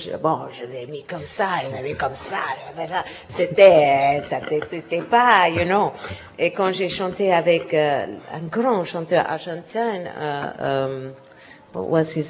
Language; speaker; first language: French; non-native, learner; English